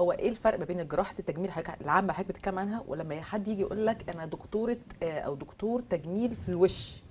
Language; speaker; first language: Arabic; native; Arabic